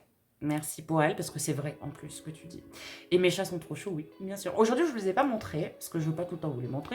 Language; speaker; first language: French; native; French